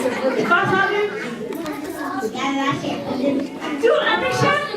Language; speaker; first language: Swedish; non-native, fluent; Somali